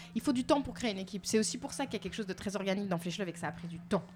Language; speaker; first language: French; native; French